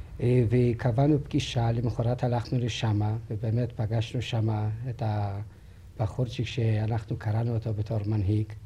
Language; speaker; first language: Hebrew; non-native, fluent; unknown